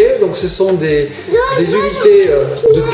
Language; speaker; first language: French; native; French